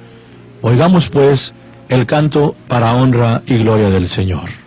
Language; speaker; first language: Spanish; native; Spanish